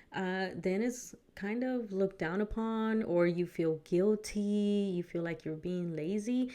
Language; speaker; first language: English; early bilingual, other home language; Spanish